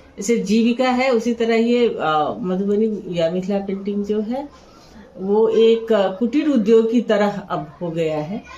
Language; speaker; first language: Hindi; non-native, local second language; Maithili